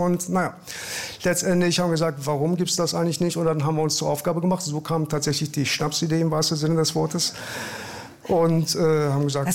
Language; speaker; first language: German; early bilingual, other home language; Persian